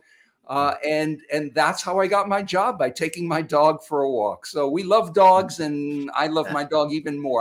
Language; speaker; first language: English; native; English